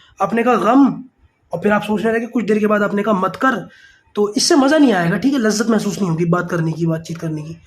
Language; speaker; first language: Urdu; native; Urdu